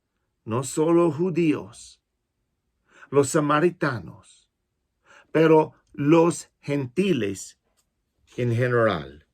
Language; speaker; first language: Spanish; non-native, fluent; English